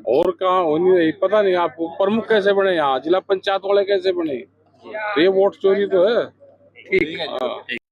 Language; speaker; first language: Hindi; native; Hindi